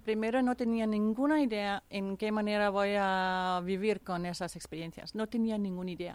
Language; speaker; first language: Spanish; non-native, fluent; Danish